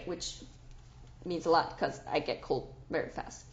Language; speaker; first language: English; non-native, fluent; German